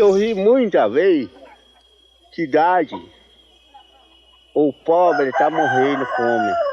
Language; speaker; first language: Portuguese; non-native, local second language; Kayapó